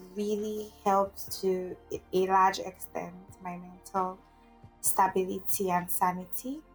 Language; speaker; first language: English; non-native, local second language; Igbo